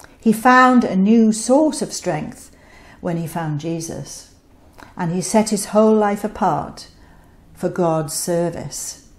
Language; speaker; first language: English; native; English